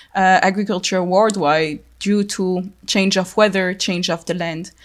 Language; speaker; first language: English; non-native, fluent; French